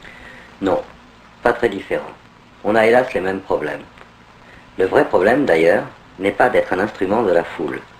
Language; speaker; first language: French; native; French